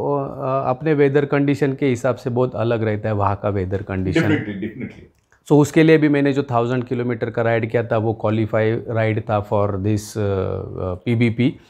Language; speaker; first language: Hindi; non-native, local second language; Marathi